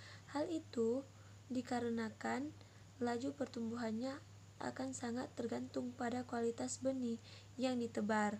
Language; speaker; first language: Indonesian; non-native, local second language; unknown